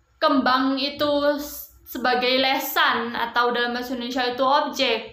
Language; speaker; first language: Indonesian; non-native, local second language; Javanese